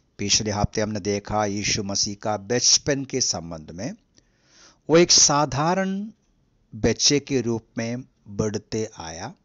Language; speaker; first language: Hindi; non-native, local second language; Malayalam